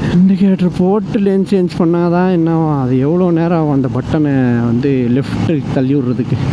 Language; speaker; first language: Tamil; non-native, local second language; Malayalam